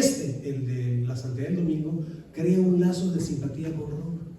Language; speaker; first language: Spanish; native; Spanish